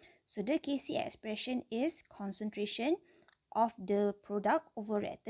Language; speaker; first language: English; non-native, local second language; Malay